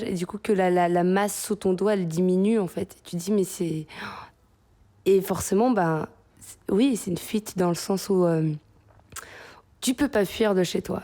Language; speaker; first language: French; native; French